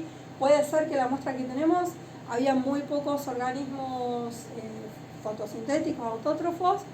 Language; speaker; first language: Spanish; native; Spanish